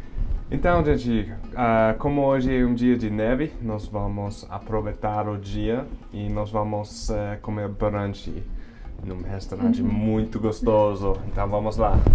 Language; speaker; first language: Portuguese; non-native, fluent; English